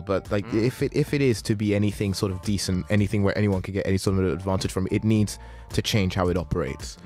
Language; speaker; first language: English; native; English